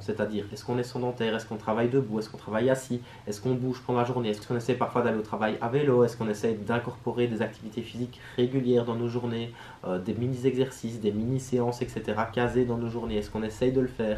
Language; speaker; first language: French; native; French